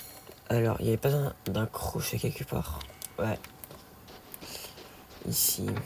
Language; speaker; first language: French; native; French